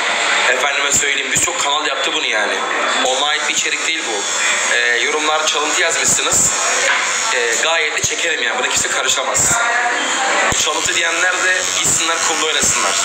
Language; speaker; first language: Turkish; native; Turkish